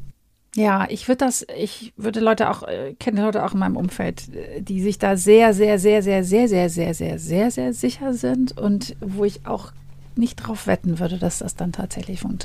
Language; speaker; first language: German; native; German